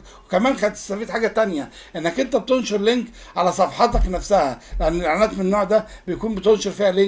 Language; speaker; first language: Arabic; native; Arabic